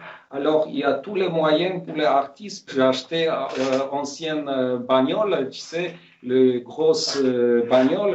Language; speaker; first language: French; non-native, fluent; Polish